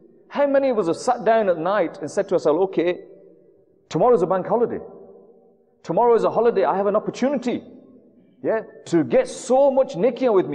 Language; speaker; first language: English; early bilingual, other home language; Urdu